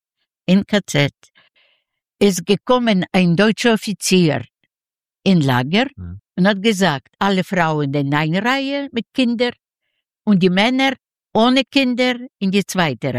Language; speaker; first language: German; non-native, fluent; Yiddish